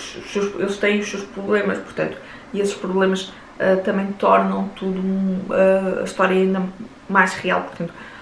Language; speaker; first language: Portuguese; native; Portuguese